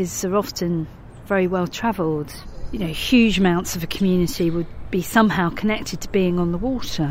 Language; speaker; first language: English; native; English